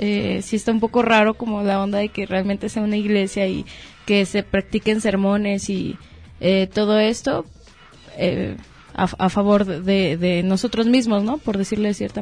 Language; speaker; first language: Spanish; native; Spanish